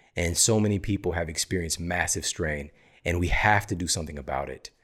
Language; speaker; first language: English; native; English